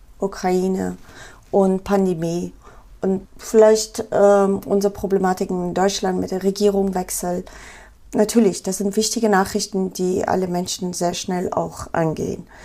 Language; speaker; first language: German; non-native, fluent; Pashto